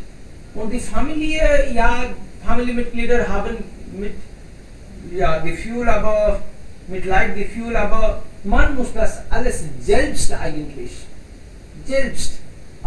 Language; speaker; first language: German; non-native, learner; Hindi